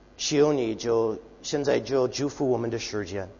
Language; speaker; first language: Chinese; non-native, learner; English